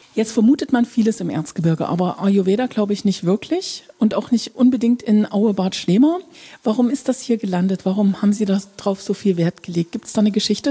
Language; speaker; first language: German; native; German